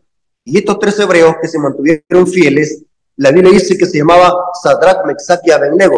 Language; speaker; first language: Spanish; native; Spanish